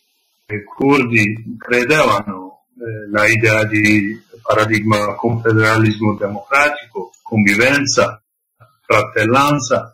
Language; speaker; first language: Italian; non-native, learner; Kurdish